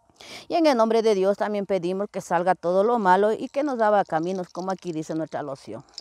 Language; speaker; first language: Spanish; native; Spanish